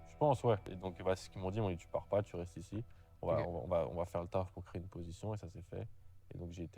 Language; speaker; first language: French; native; French